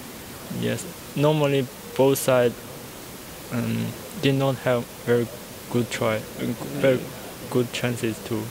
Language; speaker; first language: English; non-native, learner; Chinese